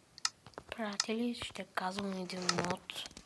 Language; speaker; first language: Bulgarian; non-native, local second language; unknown